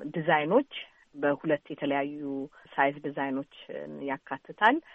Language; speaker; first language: Amharic; native; Amharic